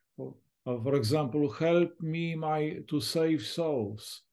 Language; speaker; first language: English; non-native, fluent; Polish